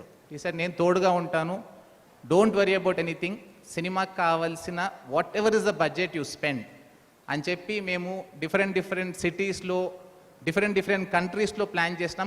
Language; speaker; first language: Telugu; native; Telugu